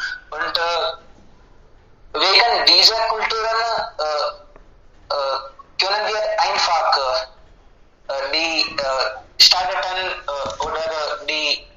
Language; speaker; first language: German; non-native, learner; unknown